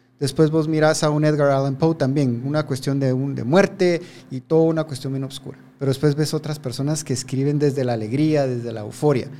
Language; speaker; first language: Spanish; native; Spanish